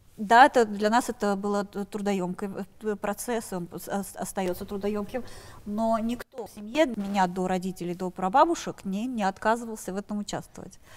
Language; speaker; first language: Russian; native; Russian